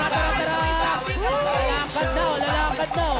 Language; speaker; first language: Filipino; native; Filipino